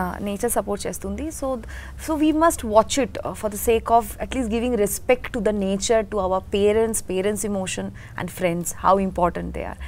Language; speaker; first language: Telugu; non-native, learner; Bangla